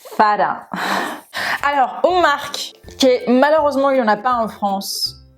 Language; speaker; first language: French; non-native, fluent; Spanish